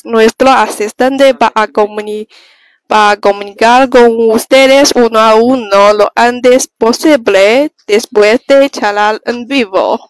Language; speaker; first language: Spanish; non-native, learner; Chinese